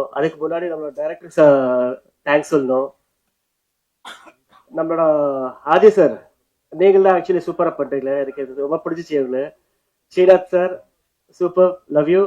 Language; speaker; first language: Tamil; non-native, learner; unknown